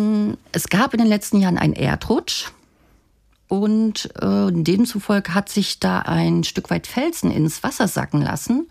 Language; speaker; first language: German; native; German